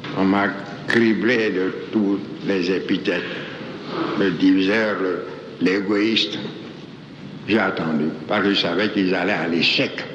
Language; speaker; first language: French; non-native, local second language; Baoulé